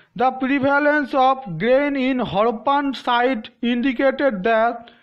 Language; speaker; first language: English; non-native, local second language; Bangla